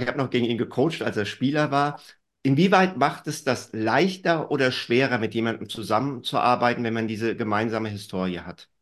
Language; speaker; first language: German; native; German